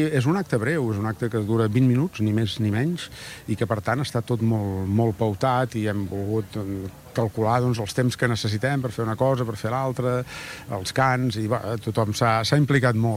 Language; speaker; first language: Catalan; native; Catalan